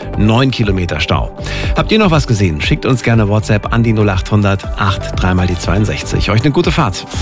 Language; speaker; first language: German; native; German